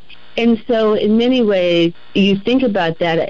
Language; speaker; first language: English; native; English